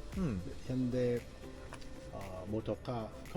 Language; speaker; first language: English; non-native, learner; Korean